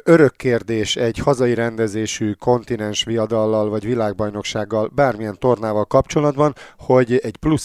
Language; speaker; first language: Hungarian; native; Hungarian